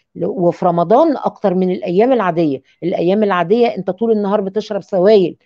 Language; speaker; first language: Arabic; native; Arabic